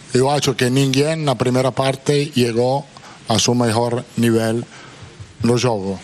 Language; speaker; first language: Portuguese; non-native, fluent; Italian